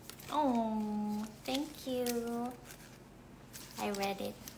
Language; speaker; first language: English; non-native, local second language; Filipino